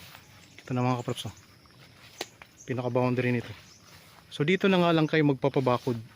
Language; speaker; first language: Filipino; native; Filipino